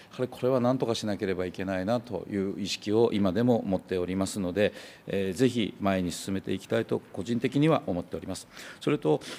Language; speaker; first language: Japanese; native; Japanese